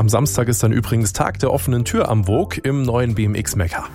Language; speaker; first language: German; native; German